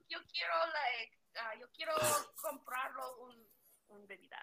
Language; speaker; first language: Spanish; non-native, learner; English